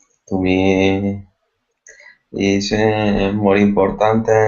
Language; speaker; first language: English; non-native, learner; Spanish